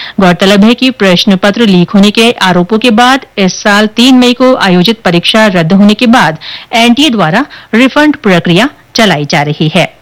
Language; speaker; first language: Hindi; native; Hindi